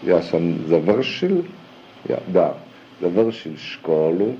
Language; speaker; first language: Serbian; early bilingual, other home language; German